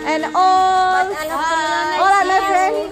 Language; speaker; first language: English; non-native, learner; Hindi